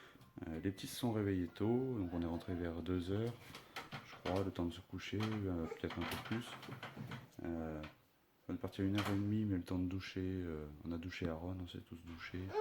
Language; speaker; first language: French; native; French